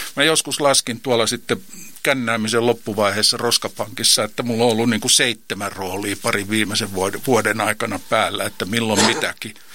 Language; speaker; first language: Finnish; native; Finnish